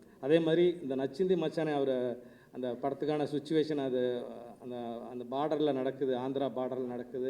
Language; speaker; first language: Tamil; native; Tamil